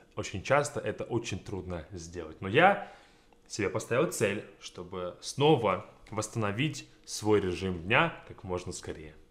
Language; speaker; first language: Russian; native; Russian